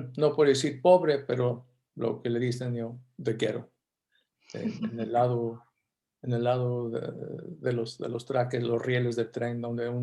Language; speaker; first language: Spanish; early bilingual, heritage; Spanish